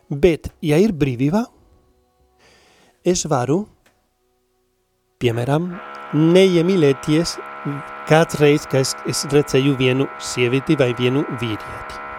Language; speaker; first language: Latvian; non-native, learner; Spanish